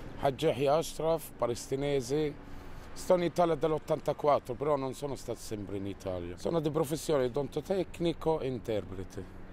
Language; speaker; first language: Italian; non-native, fluent; Arabic